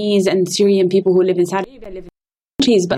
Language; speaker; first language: English; non-native, fluent; Arabic